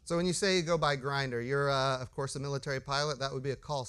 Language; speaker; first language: English; native; English